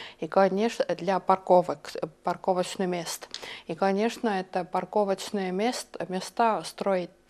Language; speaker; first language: Russian; non-native, local second language; Estonian